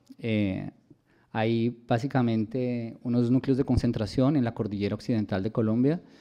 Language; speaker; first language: Spanish; native; Spanish